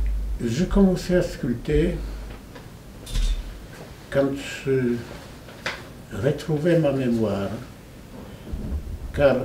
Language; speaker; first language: French; non-native, fluent; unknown